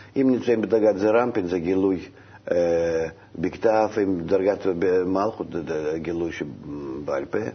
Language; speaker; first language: Hebrew; non-native, fluent; Russian